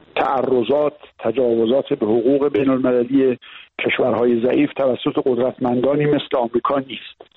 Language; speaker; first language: Persian; native; Persian